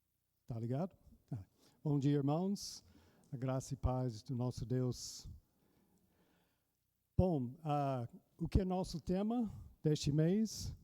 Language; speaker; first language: Portuguese; non-native, fluent; English